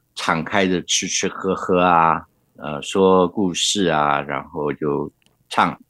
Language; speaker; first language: Chinese; non-native, local second language; Hakka Chinese